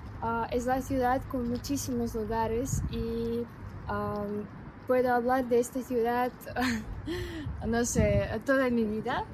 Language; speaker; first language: Spanish; non-native, fluent; Russian